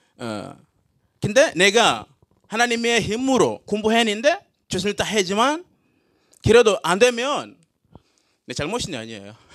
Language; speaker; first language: Korean; non-native, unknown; Swahili